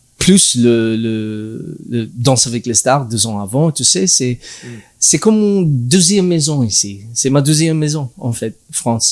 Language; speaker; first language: French; non-native, learner; English